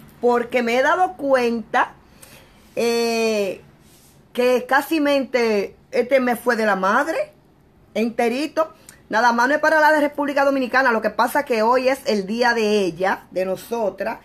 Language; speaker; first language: Spanish; native; Spanish